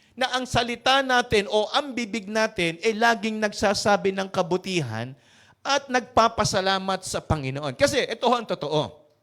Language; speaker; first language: Filipino; native; Filipino